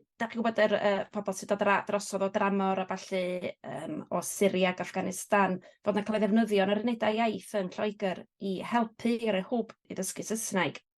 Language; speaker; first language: Welsh; native; Welsh